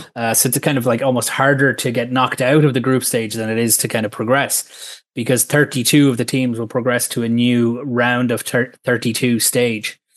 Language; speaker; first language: English; native; English